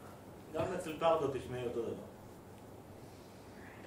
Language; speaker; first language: Hebrew; native; Hebrew